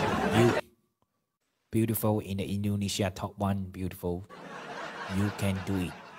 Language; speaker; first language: English; non-native, learner; Chinese